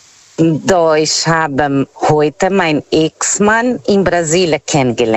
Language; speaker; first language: German; non-native, fluent; Portuguese